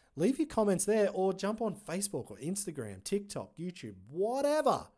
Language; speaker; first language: English; native; English